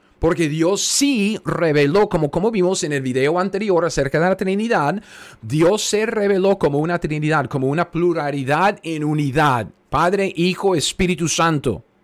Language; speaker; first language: Spanish; non-native, fluent; English